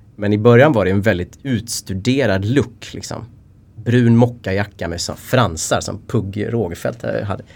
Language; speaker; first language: Swedish; native; Swedish